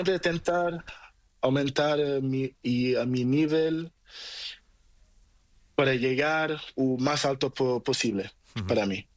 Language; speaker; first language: Spanish; non-native, learner; Portuguese